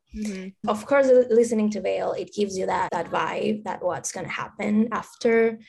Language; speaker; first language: English; non-native, fluent; Spanish